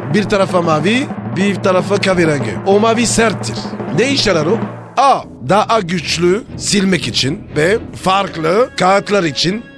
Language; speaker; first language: Turkish; non-native, fluent; French